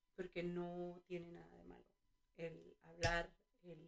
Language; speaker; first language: Spanish; early bilingual, heritage; Spanish